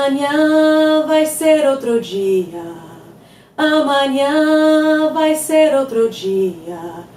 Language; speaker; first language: Portuguese; non-native, fluent; English